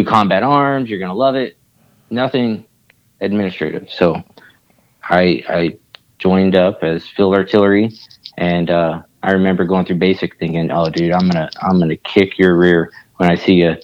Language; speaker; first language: English; native; English